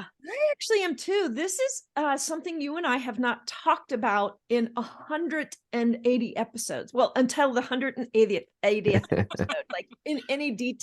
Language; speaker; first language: English; native; English